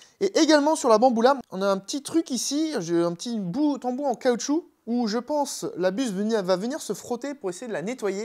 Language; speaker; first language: French; native; French